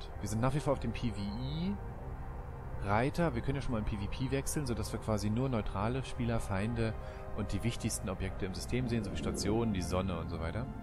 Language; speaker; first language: German; native; German